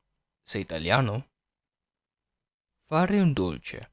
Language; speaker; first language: Italian; non-native, fluent; Filipino